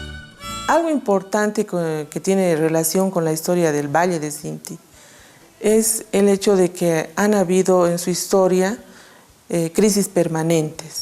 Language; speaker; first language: Spanish; native; Spanish